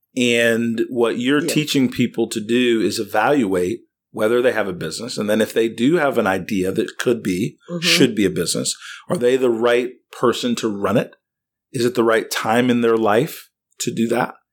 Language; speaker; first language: English; native; English